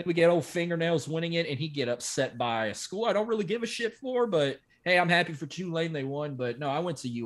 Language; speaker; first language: English; native; English